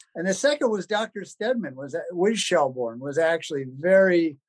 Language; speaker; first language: English; native; English